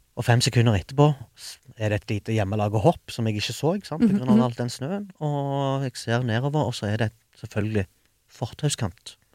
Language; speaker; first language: Norwegian; early bilingual, other home language; Arabic